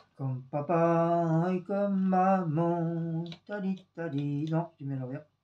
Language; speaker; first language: French; native; French